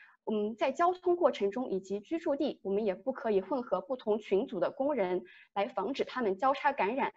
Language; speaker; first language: Chinese; native; Chinese